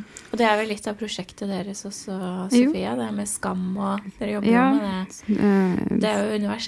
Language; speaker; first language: Norwegian; native; Norwegian